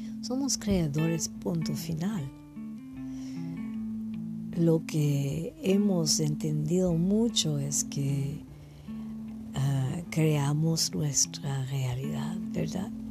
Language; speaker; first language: Spanish; non-native, fluent; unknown